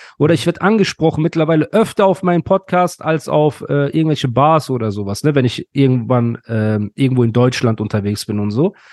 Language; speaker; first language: German; early bilingual, other home language; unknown